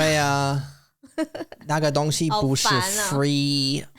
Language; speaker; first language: Chinese; non-native, learner; English